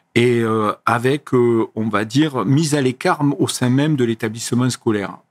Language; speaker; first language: French; native; French